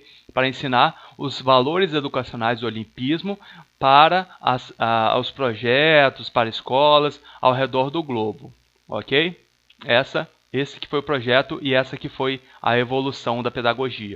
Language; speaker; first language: Portuguese; native; Portuguese